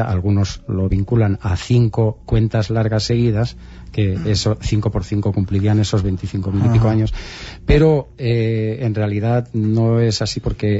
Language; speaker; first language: Spanish; native; Spanish